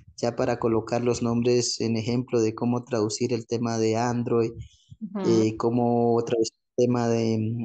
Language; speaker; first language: Spanish; non-native, local second language; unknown